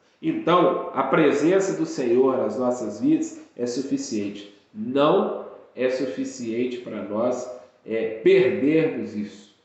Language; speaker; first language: Portuguese; native; Portuguese